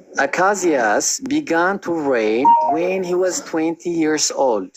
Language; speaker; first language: English; non-native, fluent; Amharic